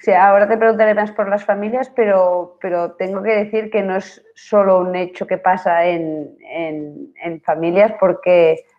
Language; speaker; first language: Spanish; non-native, local second language; Catalan